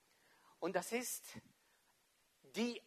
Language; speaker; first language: German; non-native, local second language; French